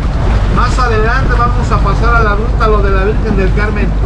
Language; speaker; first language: Spanish; native; Spanish